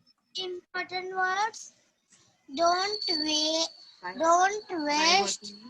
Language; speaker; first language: English; non-native, learner; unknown